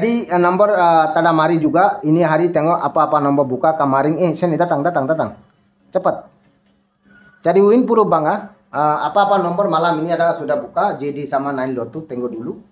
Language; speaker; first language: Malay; non-native, learner; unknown